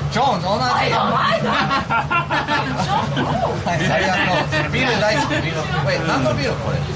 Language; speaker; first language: Japanese; non-native, learner; English